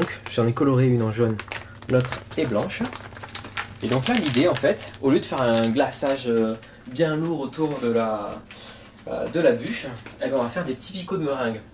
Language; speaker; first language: French; native; French